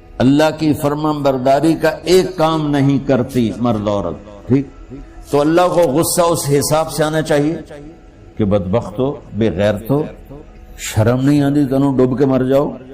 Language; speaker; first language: Urdu; non-native, local second language; Punjabi